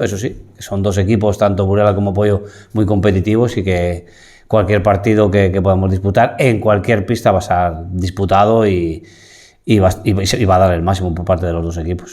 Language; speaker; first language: Spanish; native; Spanish